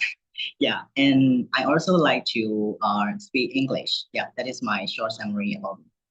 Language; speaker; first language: English; non-native, learner; Burmese